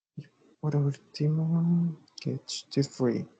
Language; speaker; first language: English; non-native, learner; Spanish